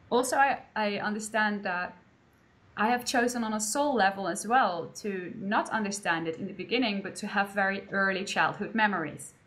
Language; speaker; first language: English; non-native, fluent; Dutch